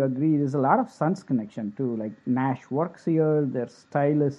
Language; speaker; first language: English; non-native, local second language; Tamil